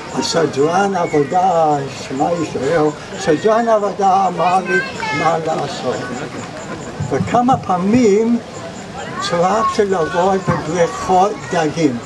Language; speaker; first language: Hebrew; non-native, fluent; English